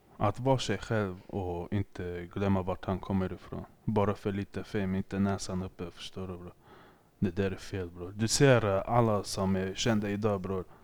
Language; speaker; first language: Swedish; early bilingual, other home language; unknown